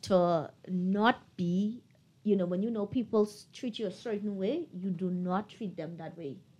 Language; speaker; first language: English; native; English